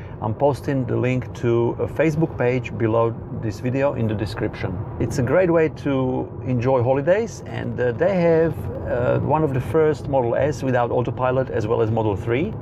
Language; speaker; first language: English; non-native, fluent; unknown